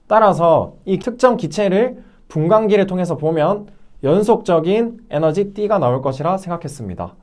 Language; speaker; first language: Korean; native; Korean